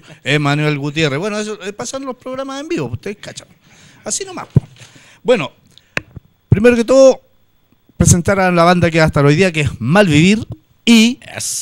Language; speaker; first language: Spanish; native; Spanish